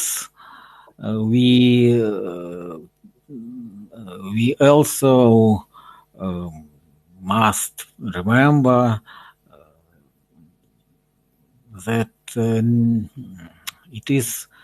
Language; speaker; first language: English; non-native, learner; Russian